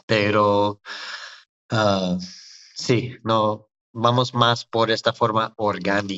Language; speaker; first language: Spanish; non-native, fluent; English